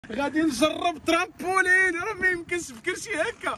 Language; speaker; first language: Arabic; native; Arabic